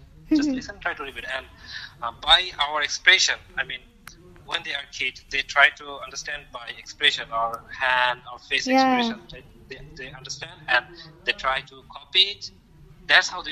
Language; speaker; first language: English; non-native, local second language; Bangla